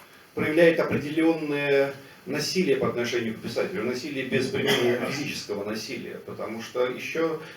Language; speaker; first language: Russian; native; Russian